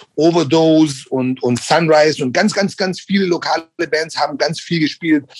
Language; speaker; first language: German; native; German